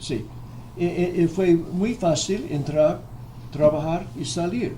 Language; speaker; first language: Spanish; non-native, fluent; English